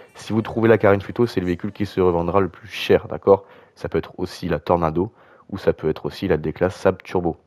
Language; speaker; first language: French; native; French